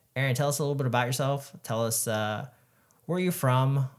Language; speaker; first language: English; native; English